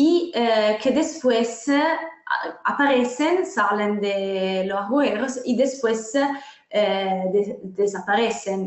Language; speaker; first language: Spanish; non-native, fluent; Italian